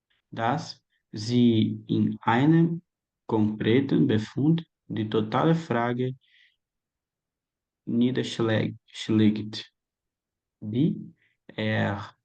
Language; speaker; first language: German; non-native, learner; Portuguese